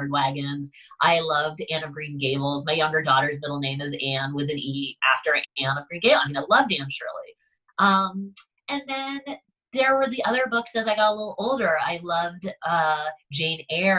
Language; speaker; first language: English; native; English